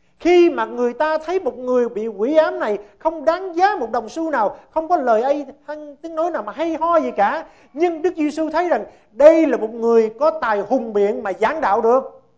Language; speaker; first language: Vietnamese; early bilingual, heritage; Vietnamese